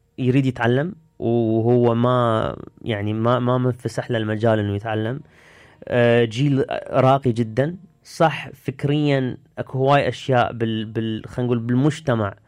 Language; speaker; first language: Arabic; early bilingual, heritage; Arabic